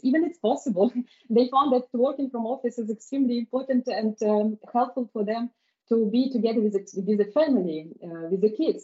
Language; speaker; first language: English; non-native, fluent; Russian